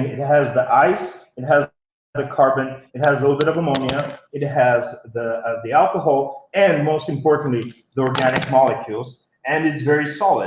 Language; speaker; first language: English; non-native, fluent; Bulgarian